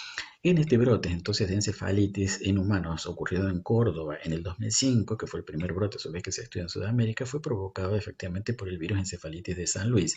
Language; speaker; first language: Spanish; native; Spanish